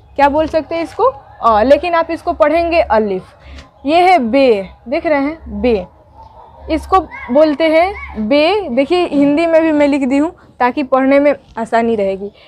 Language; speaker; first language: Hindi; native; Hindi